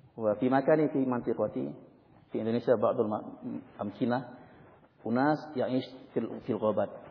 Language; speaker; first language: Arabic; non-native, learner; Indonesian